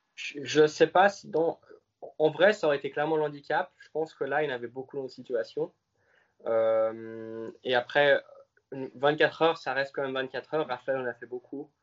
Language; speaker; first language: French; native; French